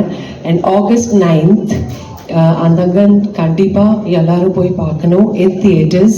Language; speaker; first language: Tamil; non-native, fluent; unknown